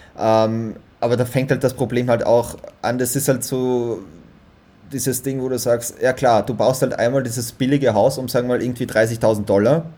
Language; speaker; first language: German; native; German